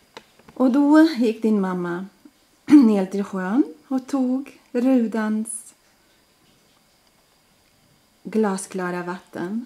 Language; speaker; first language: Swedish; non-native, fluent; Latvian